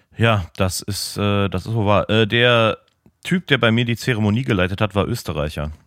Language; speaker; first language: German; native; German